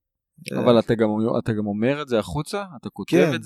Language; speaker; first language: Hebrew; native; Hebrew